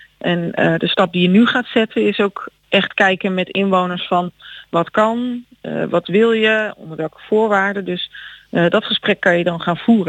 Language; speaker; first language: Dutch; native; Dutch